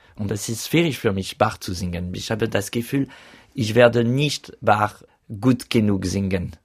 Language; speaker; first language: German; non-native, learner; French